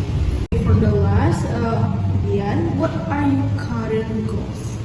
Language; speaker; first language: English; non-native, learner; Indonesian